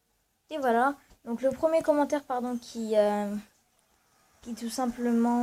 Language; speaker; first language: French; native; French